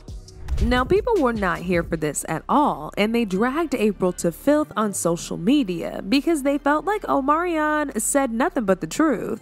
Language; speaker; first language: English; native; English